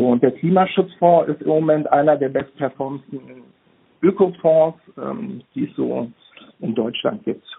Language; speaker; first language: German; native; German